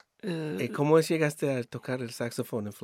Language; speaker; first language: Spanish; early bilingual, heritage; Spanish